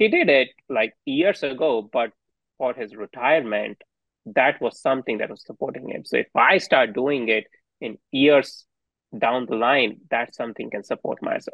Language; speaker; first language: English; non-native, local second language; Hindi